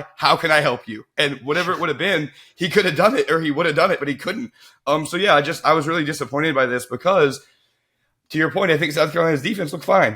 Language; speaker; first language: English; native; English